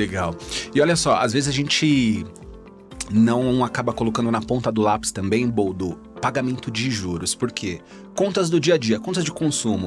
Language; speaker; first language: Portuguese; native; Portuguese